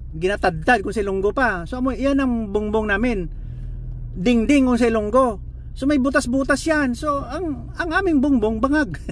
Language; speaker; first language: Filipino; non-native, local second language; Cebuano